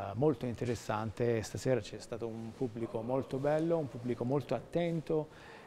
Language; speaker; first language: Italian; non-native, fluent; Persian